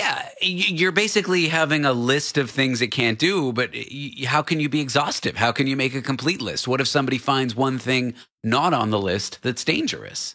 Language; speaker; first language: English; native; English